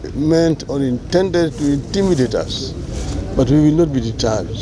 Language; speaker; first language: English; non-native, local second language; Swahili